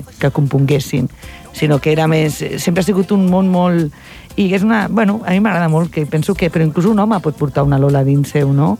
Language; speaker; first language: Catalan; non-native, local second language; Spanish